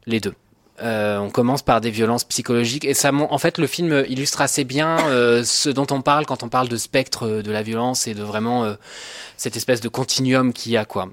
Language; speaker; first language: French; native; French